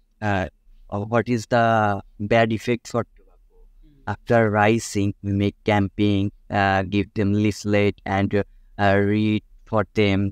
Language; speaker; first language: English; non-native, local second language; Bangla